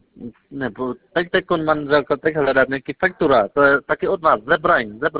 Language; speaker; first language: Czech; non-native, learner; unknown